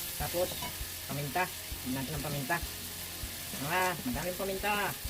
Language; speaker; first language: Filipino; native; Filipino